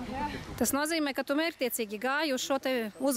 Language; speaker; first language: Latvian; native; Latvian